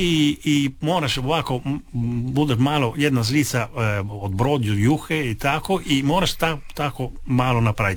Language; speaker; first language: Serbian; non-native, fluent; Italian